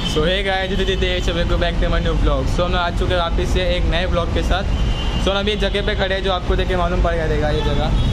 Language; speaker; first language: Hindi; native; Hindi